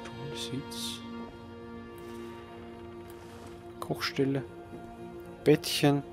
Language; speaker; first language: German; native; German